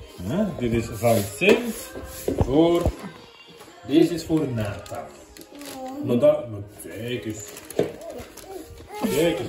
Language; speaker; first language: Dutch; native; Dutch